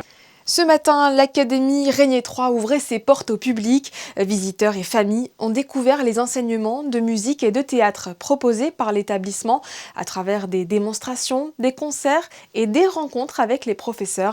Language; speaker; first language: French; native; French